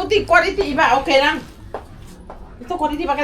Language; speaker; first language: Filipino; non-native, learner; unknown